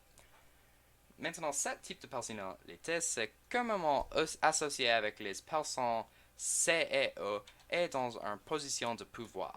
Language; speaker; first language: French; non-native, learner; English